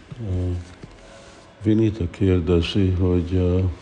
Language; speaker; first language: Hungarian; early bilingual, heritage; Hungarian